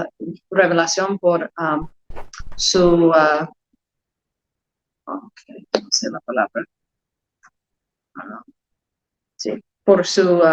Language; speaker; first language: Spanish; non-native, learner; English